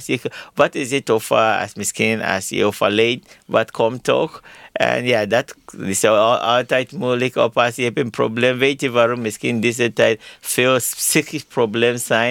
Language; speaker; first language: Dutch; non-native, learner; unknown